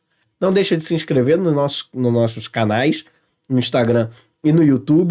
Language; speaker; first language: Portuguese; native; Portuguese